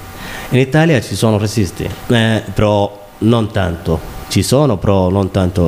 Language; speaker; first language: Italian; non-native, learner; Somali